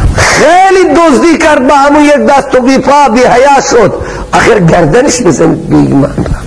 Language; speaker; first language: Persian; non-native, local second language; Baluchi